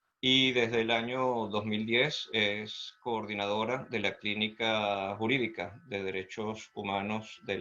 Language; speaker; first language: Spanish; native; Spanish